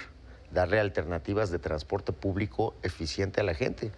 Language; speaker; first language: Spanish; native; Spanish